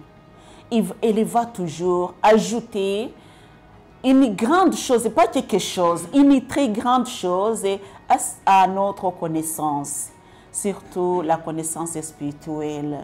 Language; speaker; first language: French; non-native, local second language; Kinyarwanda